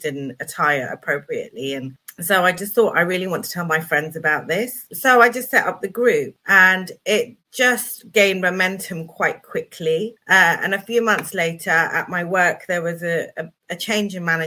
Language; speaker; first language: English; native; English